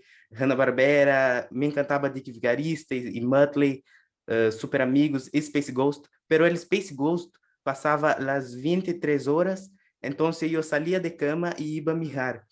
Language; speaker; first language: Spanish; non-native, learner; Portuguese